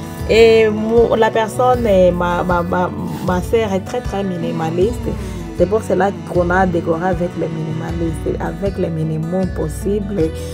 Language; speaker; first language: French; non-native, local second language; Swahili